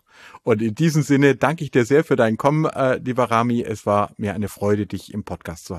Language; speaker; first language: German; native; German